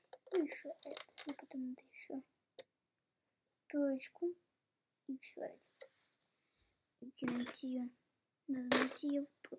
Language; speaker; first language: Russian; early bilingual, heritage; Russian